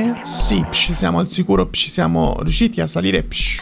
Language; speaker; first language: Italian; native; Italian